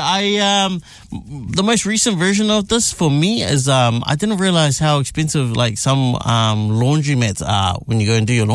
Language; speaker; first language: English; native; English